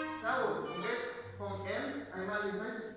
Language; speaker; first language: German; non-native, learner; Spanish